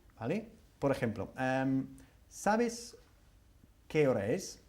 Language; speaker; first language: Spanish; non-native, fluent; English